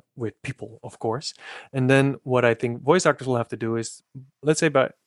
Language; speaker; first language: English; non-native, fluent; Dutch